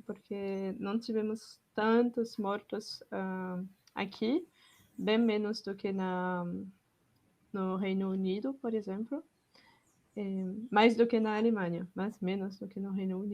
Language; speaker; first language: Portuguese; non-native, fluent; French